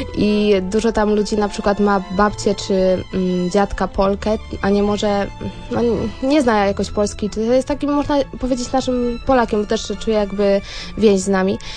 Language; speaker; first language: Polish; native; Polish